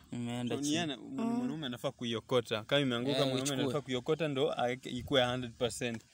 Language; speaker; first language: Swahili; native; Swahili